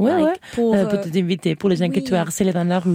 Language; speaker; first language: French; non-native, fluent; Spanish